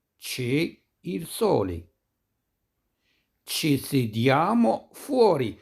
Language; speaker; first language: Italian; non-native, fluent; Arabic